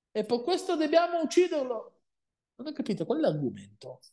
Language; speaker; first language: Italian; non-native, fluent; Spanish